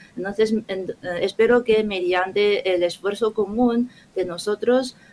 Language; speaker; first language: Spanish; non-native, fluent; Chinese